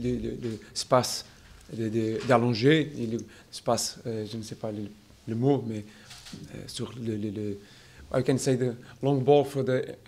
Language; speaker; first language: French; non-native, learner; Portuguese